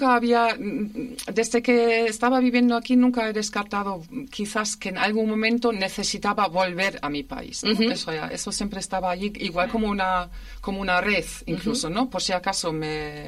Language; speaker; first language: Spanish; non-native, fluent; German